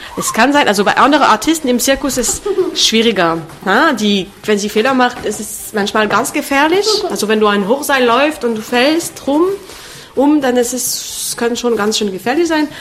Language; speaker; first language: German; non-native, fluent; French